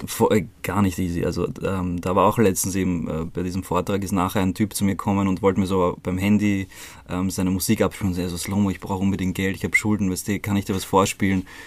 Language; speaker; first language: German; early bilingual, other home language; Croatian